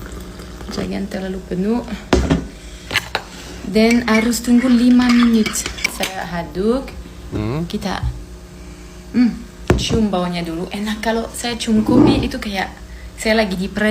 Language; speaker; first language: Indonesian; non-native, learner; English